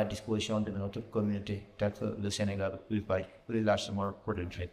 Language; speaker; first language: French; non-native, local second language; Wolof